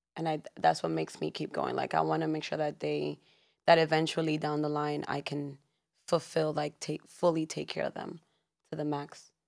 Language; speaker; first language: English; early bilingual, other home language; Spanish